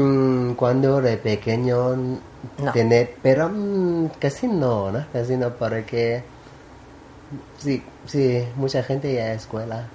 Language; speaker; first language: Spanish; non-native, learner; Thai